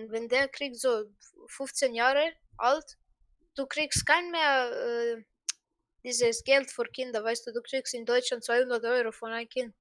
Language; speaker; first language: German; non-native, learner; Croatian